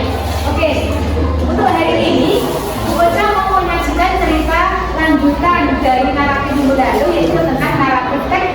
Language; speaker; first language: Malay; non-native, local second language; Javanese